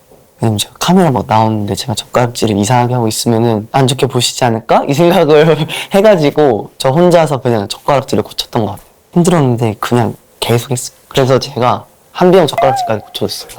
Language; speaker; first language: Korean; non-native, fluent; Japanese